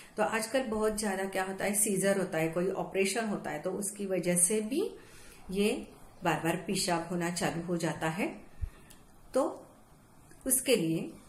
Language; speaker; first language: Hindi; non-native, local second language; Marathi